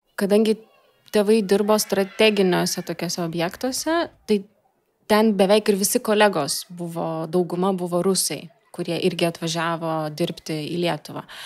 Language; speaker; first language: Lithuanian; non-native, local second language; Russian